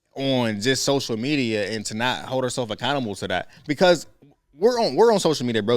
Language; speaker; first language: English; native; English